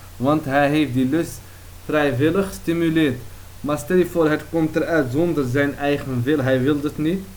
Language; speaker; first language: Dutch; early bilingual, other home language; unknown